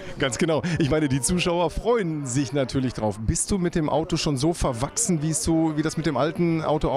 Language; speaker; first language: German; native; German